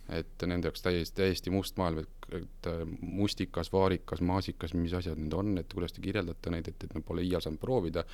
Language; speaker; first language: Estonian; native; Estonian